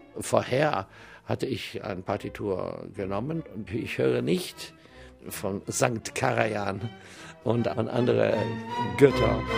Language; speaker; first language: German; non-native, learner; English